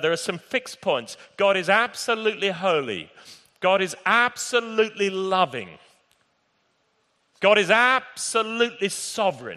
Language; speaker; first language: English; native; English